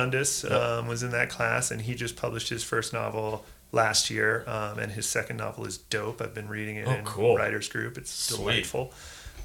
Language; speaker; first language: English; native; English